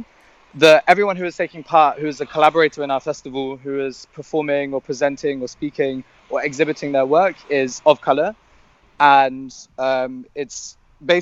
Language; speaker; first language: English; native; English